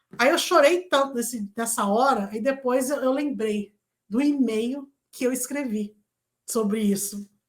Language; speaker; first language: Portuguese; native; Portuguese